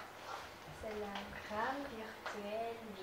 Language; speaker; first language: French; non-native, learner; Russian